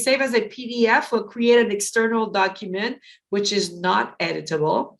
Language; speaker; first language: English; native; English